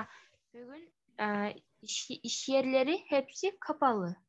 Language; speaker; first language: Turkish; non-native, learner; Kyrgyz